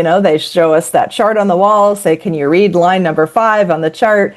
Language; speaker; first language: English; native; English